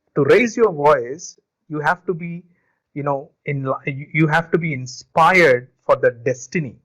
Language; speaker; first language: English; non-native, local second language; Telugu